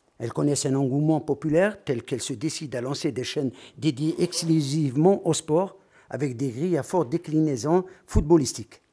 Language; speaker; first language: French; non-native, local second language; Arabic